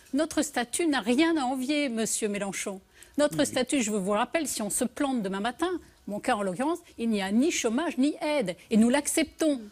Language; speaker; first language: French; native; French